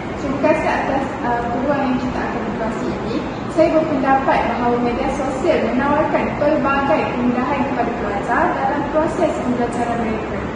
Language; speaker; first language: Malay; native; Malay